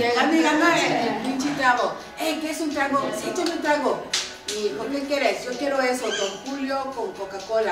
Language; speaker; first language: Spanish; early bilingual, other home language; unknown